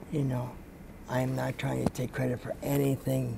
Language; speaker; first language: English; native; English